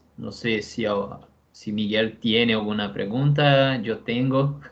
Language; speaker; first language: Spanish; non-native, fluent; Portuguese